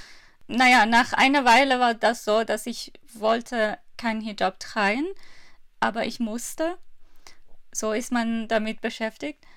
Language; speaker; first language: German; non-native, fluent; Persian